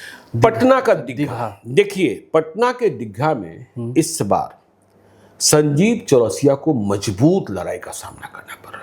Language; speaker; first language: Hindi; native; Hindi